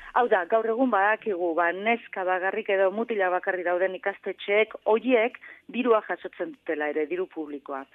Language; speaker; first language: Basque; non-native, local second language; Spanish